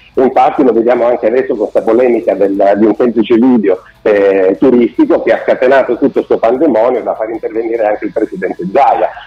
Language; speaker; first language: Italian; native; Italian